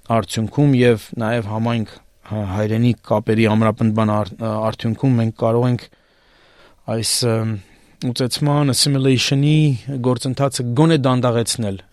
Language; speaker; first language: Armenian; native; Armenian